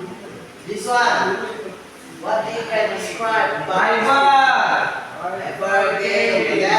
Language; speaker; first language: English; non-native, learner; Indonesian